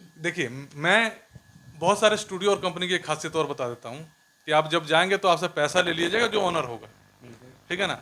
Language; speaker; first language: Hindi; native; Hindi